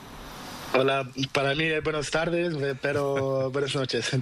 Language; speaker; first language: Spanish; non-native, fluent; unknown